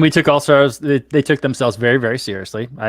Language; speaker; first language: English; native; English